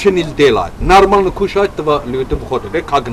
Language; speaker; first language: Russian; non-native, learner; Azerbaijani